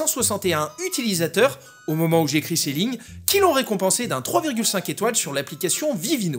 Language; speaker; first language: French; native; French